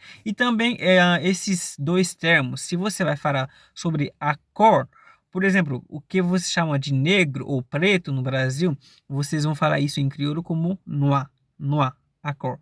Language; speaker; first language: Portuguese; non-native, fluent; Haitian Creole